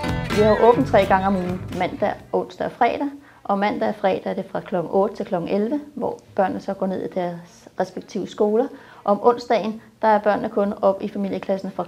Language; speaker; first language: Danish; native; Danish